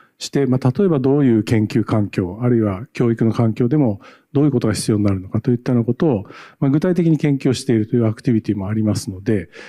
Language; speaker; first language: Japanese; native; Japanese